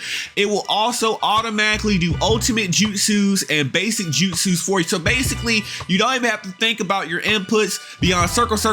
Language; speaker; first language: English; native; English